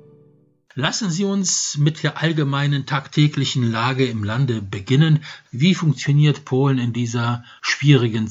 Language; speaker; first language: German; non-native, fluent; Polish